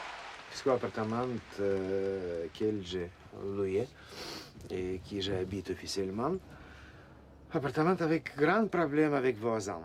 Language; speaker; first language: French; non-native, learner; Russian